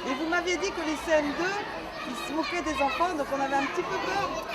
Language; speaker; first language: French; native; French